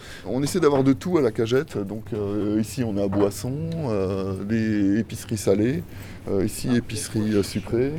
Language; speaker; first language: French; native; French